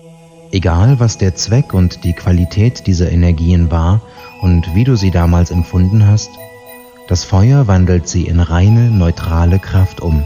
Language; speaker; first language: German; native; German